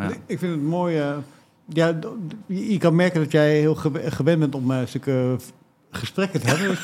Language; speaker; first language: Dutch; native; Dutch